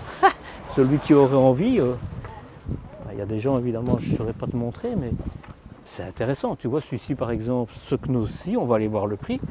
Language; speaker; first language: French; native; French